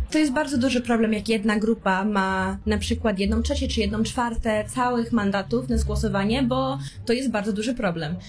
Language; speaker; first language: Polish; early bilingual, heritage; Polish